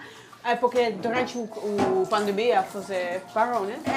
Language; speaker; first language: Portuguese; non-native, learner; Dutch